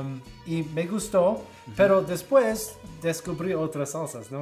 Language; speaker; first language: Spanish; non-native, fluent; English